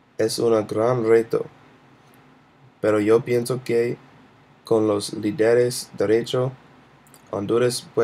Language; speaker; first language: Spanish; non-native, learner; English